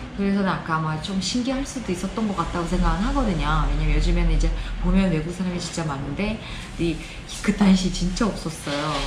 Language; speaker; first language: Korean; non-native, fluent; Uzbek